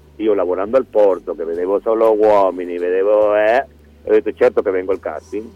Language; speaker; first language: Italian; non-native, fluent; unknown